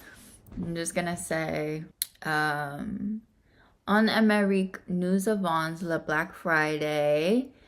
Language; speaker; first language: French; non-native, learner; English